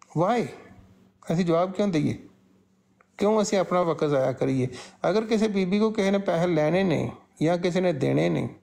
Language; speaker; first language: Punjabi; native; Punjabi